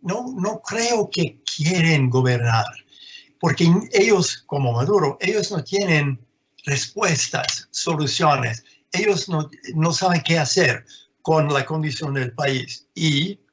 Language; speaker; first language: Spanish; non-native, fluent; English